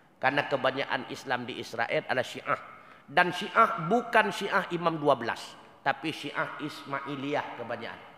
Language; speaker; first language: Malay; non-native, local second language; Achinese